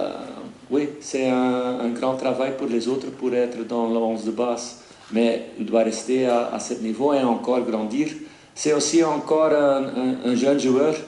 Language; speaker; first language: French; non-native, fluent; Dutch